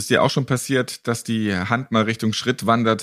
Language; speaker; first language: German; native; German